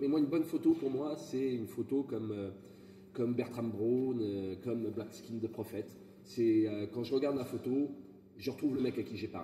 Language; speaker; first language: French; native; French